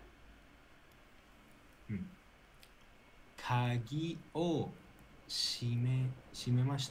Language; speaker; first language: Japanese; non-native, learner; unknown